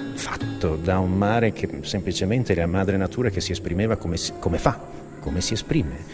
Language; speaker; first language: Italian; native; Italian